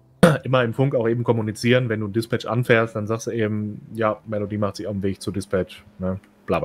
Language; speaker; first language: German; native; German